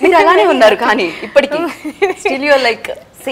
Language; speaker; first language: Telugu; native; Telugu